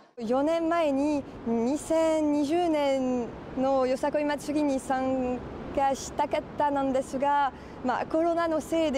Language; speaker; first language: Japanese; non-native, fluent; French